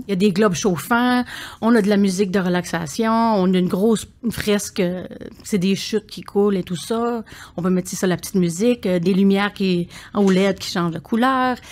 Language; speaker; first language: French; native; French